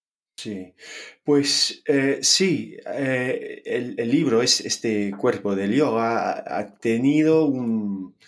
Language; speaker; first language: Spanish; non-native, fluent; English